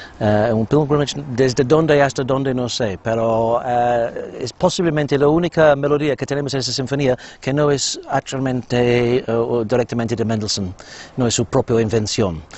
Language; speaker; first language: Spanish; non-native, fluent; English